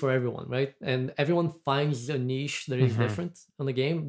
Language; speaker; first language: English; non-native, fluent; Portuguese